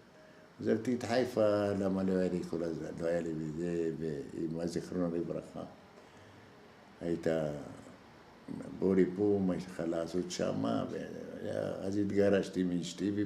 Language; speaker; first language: Hebrew; non-native, fluent; Arabic